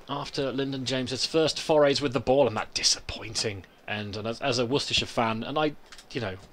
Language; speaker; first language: English; native; English